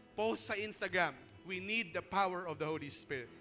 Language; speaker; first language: English; non-native, local second language; Filipino